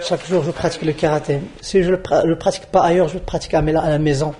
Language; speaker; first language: French; non-native, local second language; Arabic